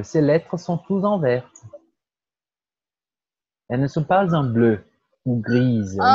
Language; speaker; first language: French; non-native, fluent; Portuguese